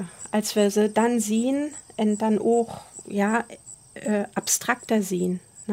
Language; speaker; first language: Dutch; non-native, fluent; German